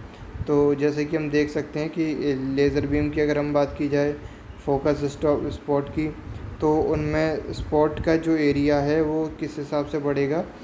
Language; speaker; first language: Hindi; native; Hindi